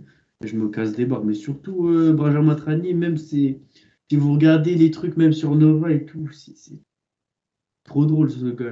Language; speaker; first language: French; native; French